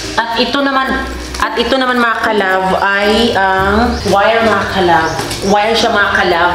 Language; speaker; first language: Filipino; non-native, local second language; Cebuano